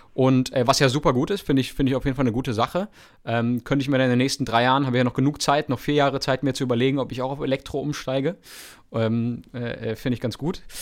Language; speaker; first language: German; native; German